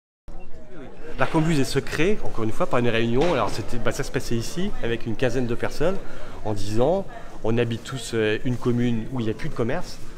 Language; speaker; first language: French; native; French